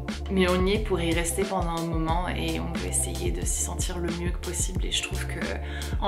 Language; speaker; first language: French; native; French